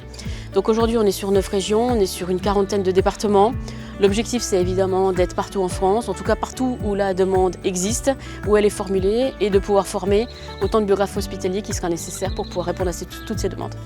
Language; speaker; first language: French; native; French